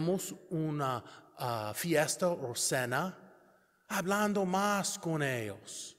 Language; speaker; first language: Spanish; non-native, learner; English